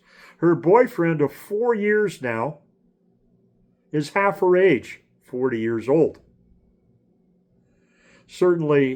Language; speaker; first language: English; native; English